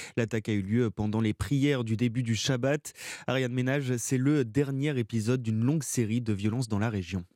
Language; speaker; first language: French; native; French